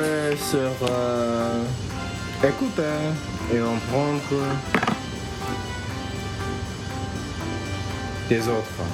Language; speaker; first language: French; non-native, learner; English